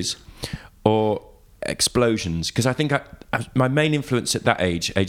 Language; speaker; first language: English; native; English